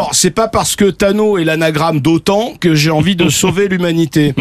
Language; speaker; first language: French; native; French